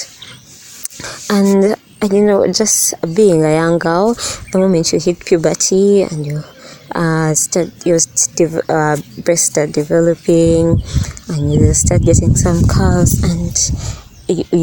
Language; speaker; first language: English; non-native, local second language; Ganda